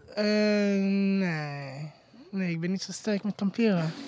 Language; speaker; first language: Dutch; non-native, learner; Hebrew